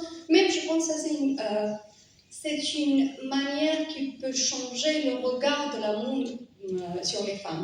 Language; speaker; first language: French; non-native, fluent; Persian